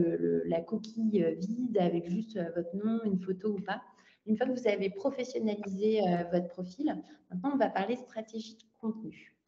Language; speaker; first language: French; native; French